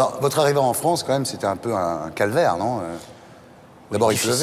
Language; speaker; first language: French; native; French